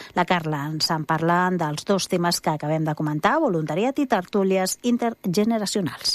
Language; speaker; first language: Catalan; native; Catalan